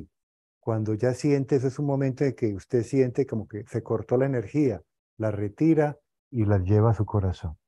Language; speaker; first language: Spanish; native; Spanish